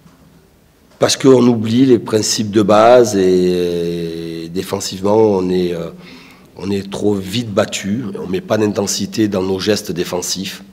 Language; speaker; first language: French; native; French